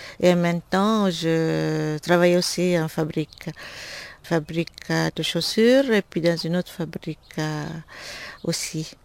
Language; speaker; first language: French; non-native, fluent; Italian